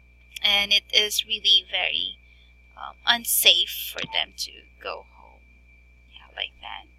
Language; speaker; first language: English; non-native, fluent; Filipino